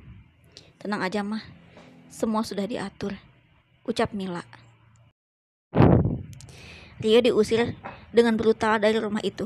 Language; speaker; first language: Indonesian; native; Indonesian